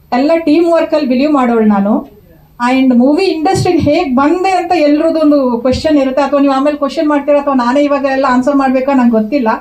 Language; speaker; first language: Kannada; non-native, local second language; Kodava